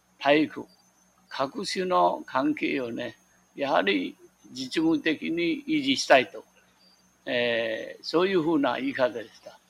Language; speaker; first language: Japanese; non-native, local second language; Min Nan Chinese